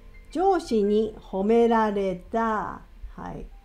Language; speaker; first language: Japanese; native; Japanese